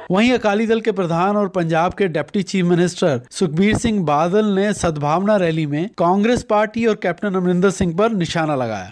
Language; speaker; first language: Hindi; non-native, local second language; Punjabi